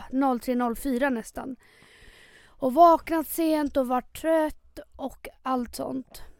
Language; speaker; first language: Swedish; early bilingual, other home language; Spanish